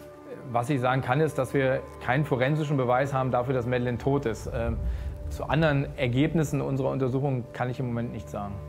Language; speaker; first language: German; native; German